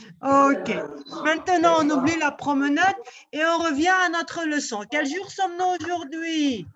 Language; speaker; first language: French; non-native, local second language; Arabic